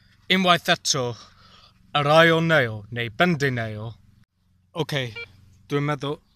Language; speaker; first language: Welsh; non-native, learner; English